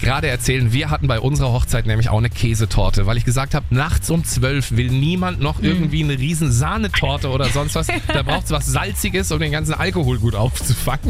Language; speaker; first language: German; native; German